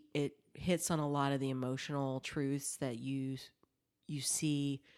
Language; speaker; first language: English; native; English